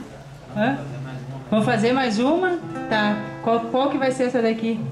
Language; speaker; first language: Portuguese; native; Portuguese